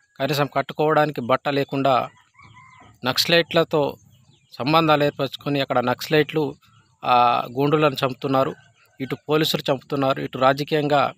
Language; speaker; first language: Telugu; non-native, local second language; Gondi